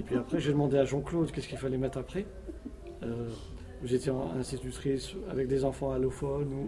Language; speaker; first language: French; native; French